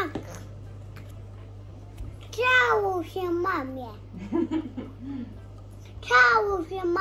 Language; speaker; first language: Polish; early bilingual, heritage; Polish